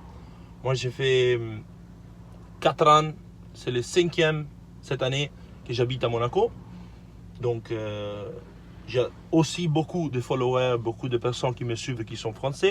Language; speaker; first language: French; non-native, learner; Italian